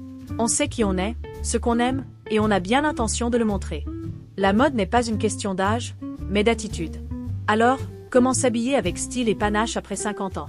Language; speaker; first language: French; native; French